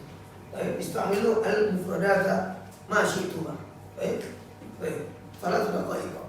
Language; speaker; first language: Arabic; non-native, learner; Indonesian